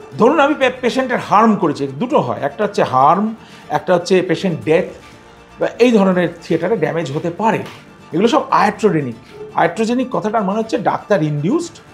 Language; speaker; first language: Bangla; native; Bangla